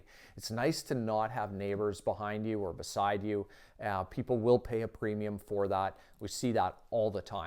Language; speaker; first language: English; native; English